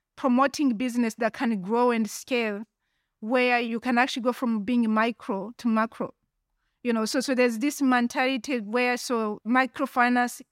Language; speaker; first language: English; non-native, local second language; Kinyarwanda